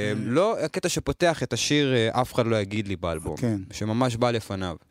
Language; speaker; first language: Hebrew; native; Hebrew